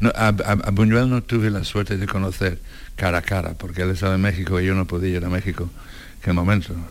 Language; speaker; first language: Spanish; non-native, fluent; English